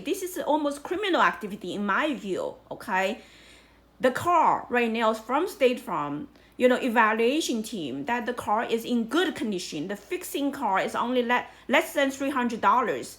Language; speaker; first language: English; non-native, fluent; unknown